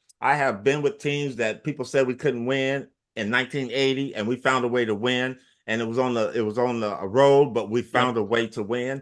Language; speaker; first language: English; native; English